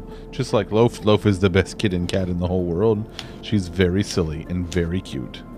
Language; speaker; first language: English; native; English